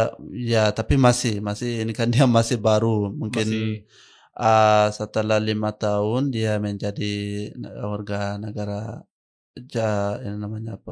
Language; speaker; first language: Indonesian; non-native, learner; Arabic